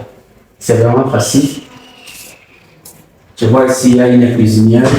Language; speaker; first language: French; non-native, local second language; Rundi